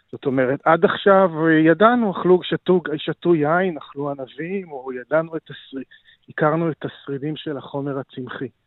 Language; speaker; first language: Hebrew; native; Hebrew